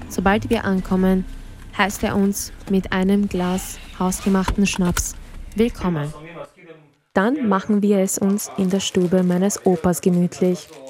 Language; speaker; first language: German; early bilingual, other home language; Serbian